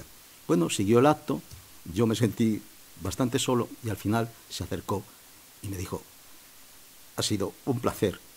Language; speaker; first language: Spanish; native; Spanish